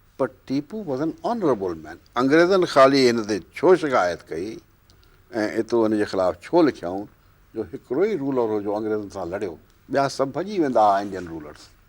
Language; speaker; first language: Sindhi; native; Sindhi